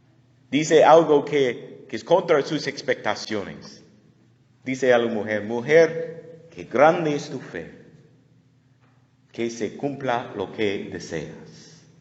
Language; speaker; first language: Spanish; non-native, learner; English